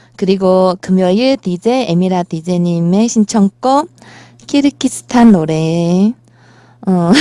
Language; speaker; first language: Korean; non-native, fluent; Chinese